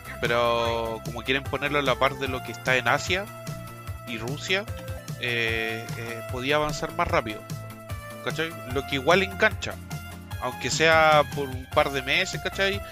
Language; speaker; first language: Spanish; native; Spanish